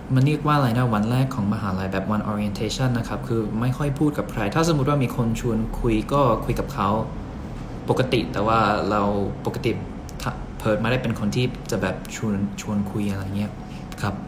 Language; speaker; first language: Thai; early bilingual, other home language; English